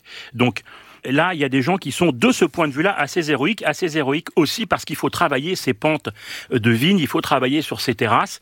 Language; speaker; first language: French; native; French